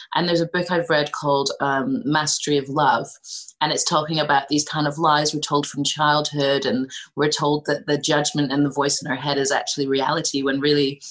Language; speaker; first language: English; native; English